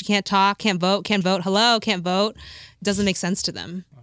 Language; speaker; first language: English; non-native, fluent; Chinese